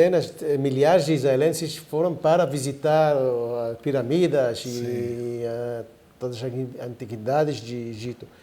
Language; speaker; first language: Portuguese; non-native, fluent; Hebrew